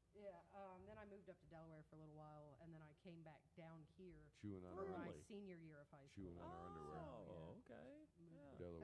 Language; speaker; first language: English; native; English